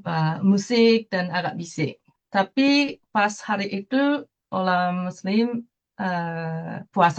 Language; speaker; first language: Indonesian; non-native, fluent; Japanese